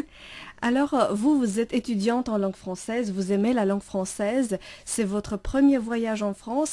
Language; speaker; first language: French; non-native, fluent; Romanian